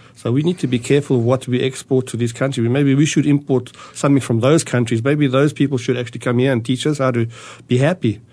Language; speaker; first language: English; early bilingual, other home language; German